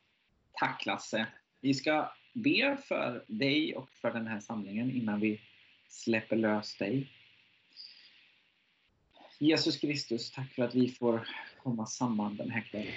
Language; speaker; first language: Swedish; native; Swedish